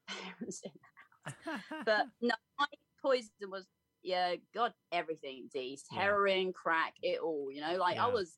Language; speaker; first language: English; native; English